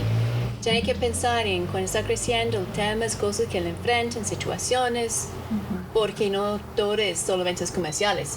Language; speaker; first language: Spanish; non-native, fluent; English